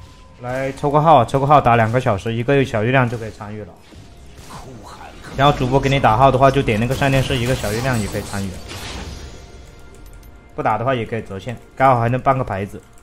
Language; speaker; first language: Chinese; native; Chinese